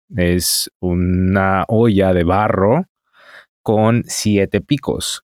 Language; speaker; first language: Spanish; native; Spanish